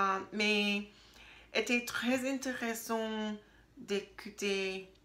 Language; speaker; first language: French; non-native, learner; English